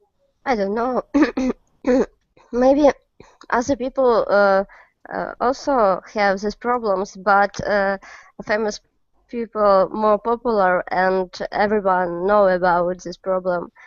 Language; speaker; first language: English; non-native, learner; Russian